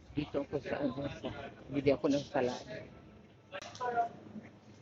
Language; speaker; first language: Filipino; non-native, local second language; Cebuano